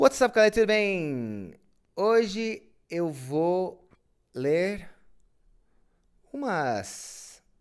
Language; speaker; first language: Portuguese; non-native, fluent; English